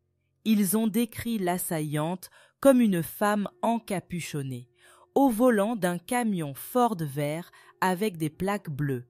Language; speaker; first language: French; native; French